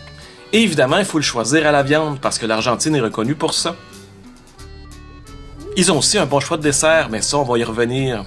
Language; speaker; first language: French; native; French